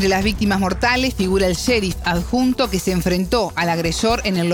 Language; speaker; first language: Spanish; native; Spanish